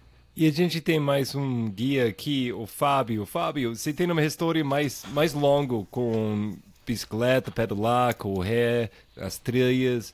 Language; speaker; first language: Portuguese; non-native, fluent; English